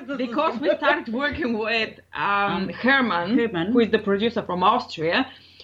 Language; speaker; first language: English; non-native, fluent; Bulgarian